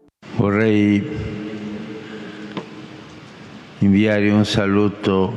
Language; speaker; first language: Italian; non-native, fluent; Spanish